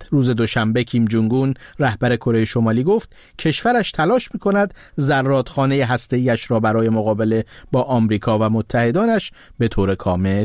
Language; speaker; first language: Persian; native; Persian